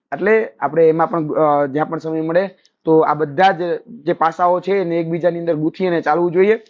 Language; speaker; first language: Gujarati; native; Gujarati